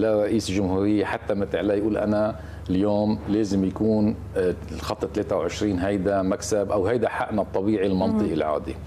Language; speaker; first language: Arabic; native; Arabic